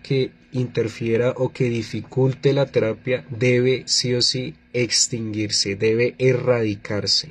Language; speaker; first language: Spanish; native; Spanish